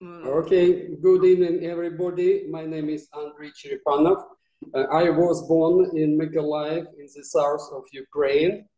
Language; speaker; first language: English; non-native, fluent; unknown